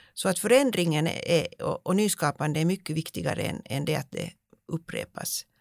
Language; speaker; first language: Swedish; native; Swedish